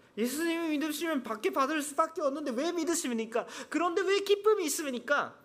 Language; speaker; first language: Korean; non-native, fluent; Japanese